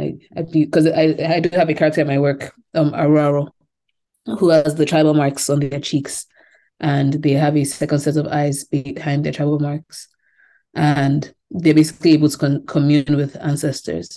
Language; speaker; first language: English; non-native, local second language; Yoruba